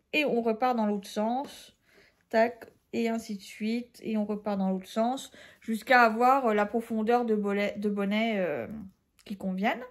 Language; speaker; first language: French; native; French